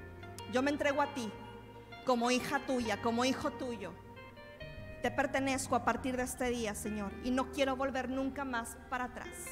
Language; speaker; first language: Spanish; native; Spanish